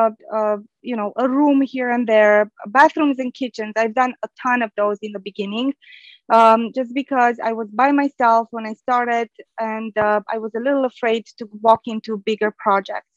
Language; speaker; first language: English; non-native, fluent; Romanian